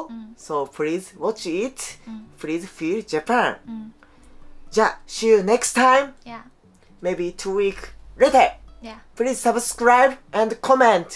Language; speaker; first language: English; non-native, learner; Japanese